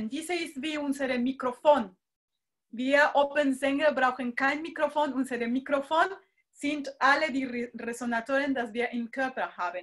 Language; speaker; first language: German; non-native, fluent; Spanish